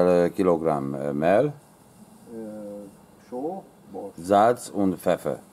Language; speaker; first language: German; non-native, learner; Hungarian